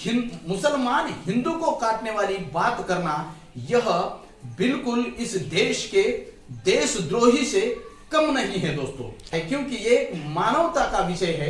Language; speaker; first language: Hindi; native; Hindi